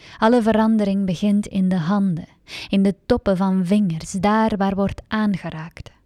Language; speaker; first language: Dutch; native; Dutch